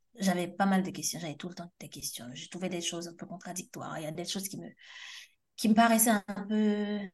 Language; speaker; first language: French; non-native, local second language; Haitian Creole